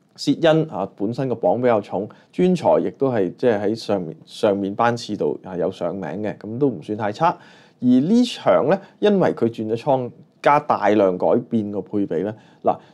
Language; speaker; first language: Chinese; non-native, local second language; Cantonese